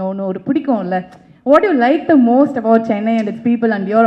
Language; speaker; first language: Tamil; native; Tamil